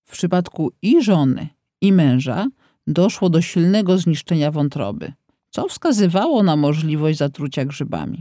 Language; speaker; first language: Polish; native; Polish